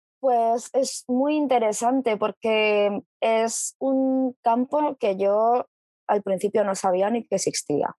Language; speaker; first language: Spanish; early bilingual, other home language; Korean